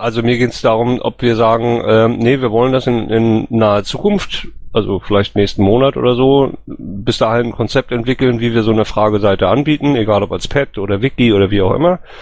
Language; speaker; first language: German; native; German